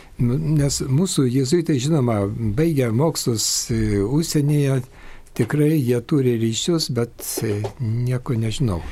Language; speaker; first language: Lithuanian; native; Lithuanian